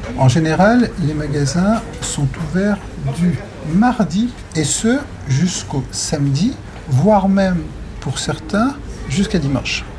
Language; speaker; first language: French; native; French